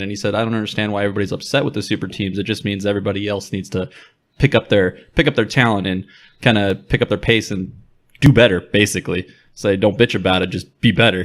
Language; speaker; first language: English; native; English